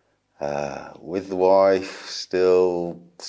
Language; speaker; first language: English; native; English